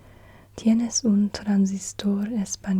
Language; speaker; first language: Spanish; non-native, learner; German